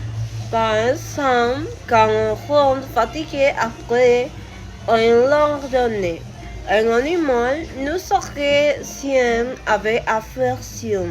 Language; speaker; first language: French; non-native, learner; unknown